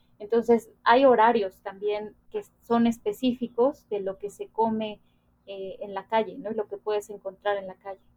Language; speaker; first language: Spanish; native; Spanish